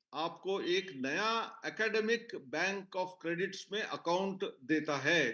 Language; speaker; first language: Hindi; non-native, local second language; Marathi